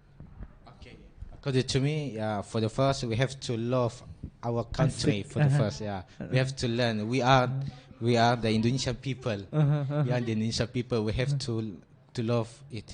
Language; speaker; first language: English; non-native, learner; Indonesian